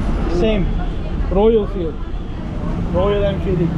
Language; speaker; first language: English; non-native, learner; Tamil